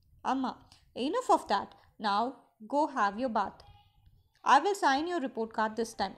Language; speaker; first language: English; non-native, local second language; Tamil